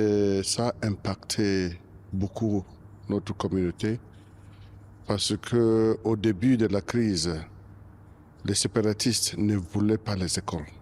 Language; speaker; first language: French; non-native, local second language; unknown